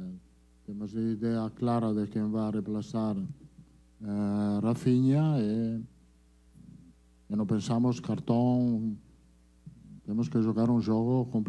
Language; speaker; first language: Portuguese; non-native, fluent; Italian